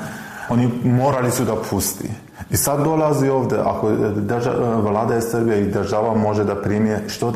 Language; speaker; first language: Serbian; non-native, learner; Persian